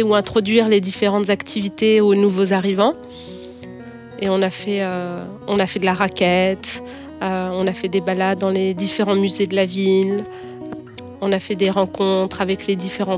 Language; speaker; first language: French; native; French